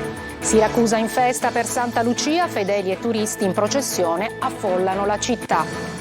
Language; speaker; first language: Italian; native; Italian